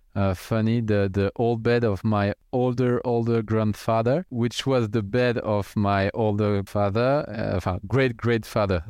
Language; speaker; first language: English; non-native, fluent; French